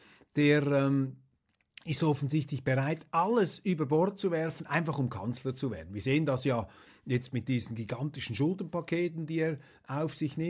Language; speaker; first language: German; native; German